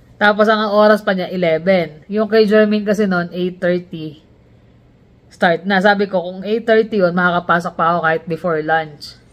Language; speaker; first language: Filipino; native; Filipino